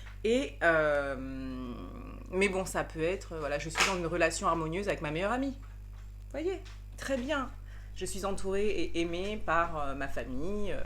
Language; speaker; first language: French; native; French